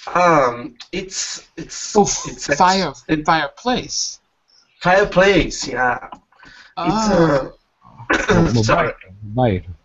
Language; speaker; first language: English; non-native, learner; Portuguese